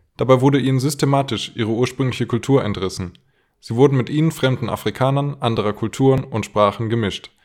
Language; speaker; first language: German; native; German